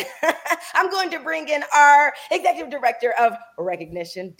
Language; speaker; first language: English; native; English